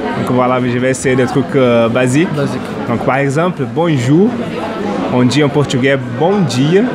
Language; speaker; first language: French; native; French